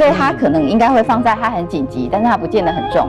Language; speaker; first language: Chinese; native; Chinese